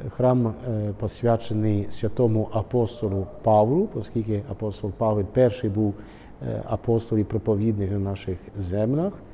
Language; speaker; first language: Ukrainian; early bilingual, heritage; Ukrainian